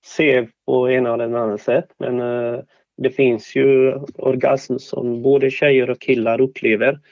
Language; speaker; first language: Swedish; non-native, fluent; Bosnian